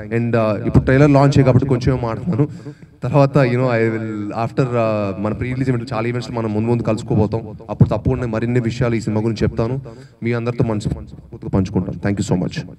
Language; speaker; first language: Telugu; native; Telugu